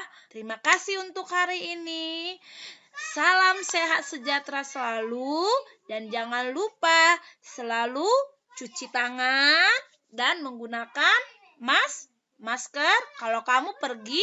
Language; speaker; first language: Indonesian; native; Indonesian